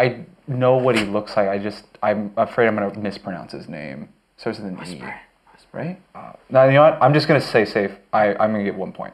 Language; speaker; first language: English; native; English